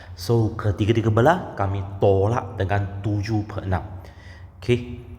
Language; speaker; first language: Malay; non-native, local second language; Chinese